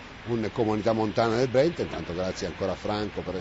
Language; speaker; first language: Italian; native; Italian